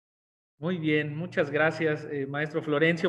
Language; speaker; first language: Spanish; native; Spanish